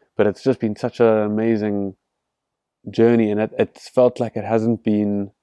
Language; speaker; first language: English; native; English